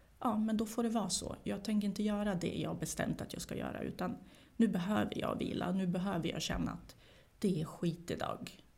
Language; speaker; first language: Swedish; early bilingual, other home language; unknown